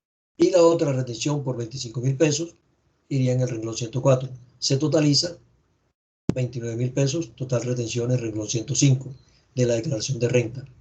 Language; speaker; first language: Spanish; native; Spanish